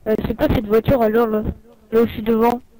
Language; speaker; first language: French; native; French